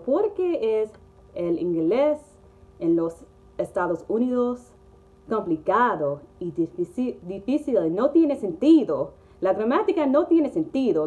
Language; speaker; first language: Spanish; non-native, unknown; English